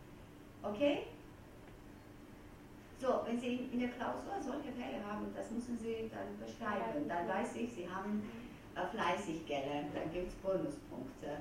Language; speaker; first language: German; non-native, fluent; Georgian